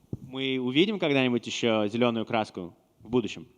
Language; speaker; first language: Russian; native; Russian